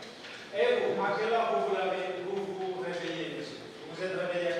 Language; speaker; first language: French; non-native, fluent; Indonesian